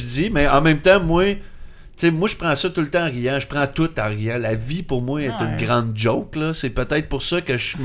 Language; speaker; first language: French; native; French